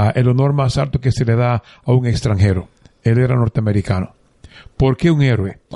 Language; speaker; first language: Spanish; native; Spanish